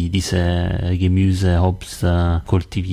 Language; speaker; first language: German; non-native, learner; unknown